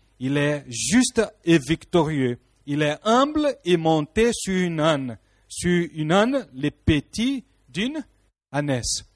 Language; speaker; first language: French; non-native, fluent; Portuguese